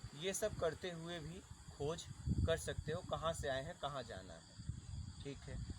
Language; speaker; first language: Hindi; native; Hindi